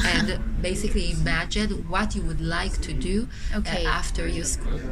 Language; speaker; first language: English; non-native, fluent; Hebrew